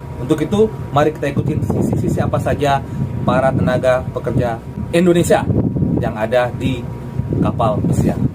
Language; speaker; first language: Indonesian; native; Indonesian